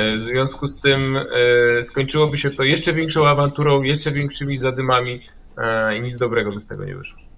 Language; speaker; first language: Polish; native; Polish